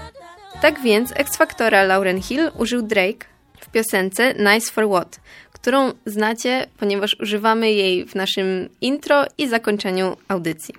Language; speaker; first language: Polish; native; Polish